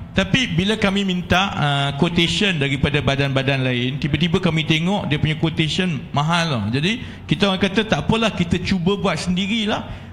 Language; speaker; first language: Malay; native; Malay